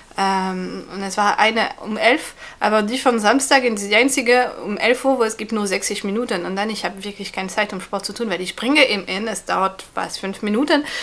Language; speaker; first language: German; non-native, fluent; French